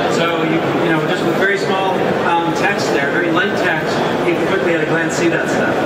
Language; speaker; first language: English; native; English